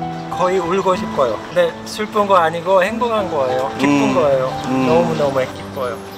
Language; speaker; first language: Korean; non-native, fluent; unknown